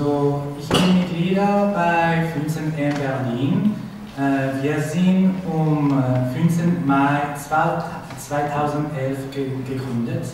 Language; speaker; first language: German; non-native, learner; Spanish